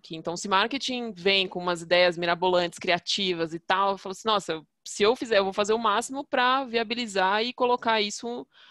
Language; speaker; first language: Portuguese; native; Portuguese